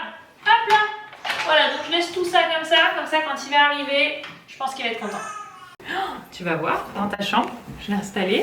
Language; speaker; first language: French; native; French